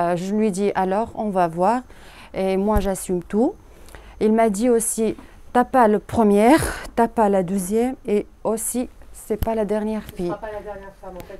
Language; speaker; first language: French; non-native, learner; Arabic